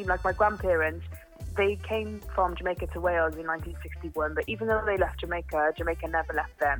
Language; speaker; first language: English; native; English